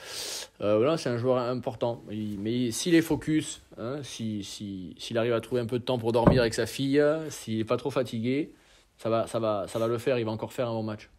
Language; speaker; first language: French; native; French